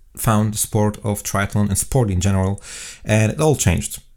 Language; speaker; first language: English; non-native, fluent; Polish